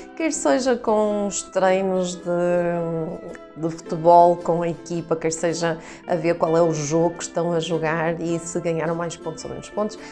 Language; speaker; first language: Portuguese; native; Portuguese